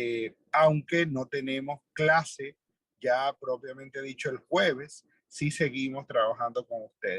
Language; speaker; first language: Spanish; native; Spanish